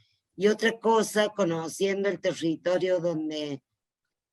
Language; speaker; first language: Spanish; native; Spanish